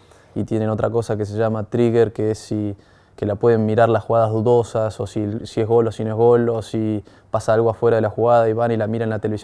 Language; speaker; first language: Spanish; native; Spanish